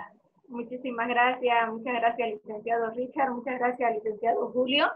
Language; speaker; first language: Spanish; native; Spanish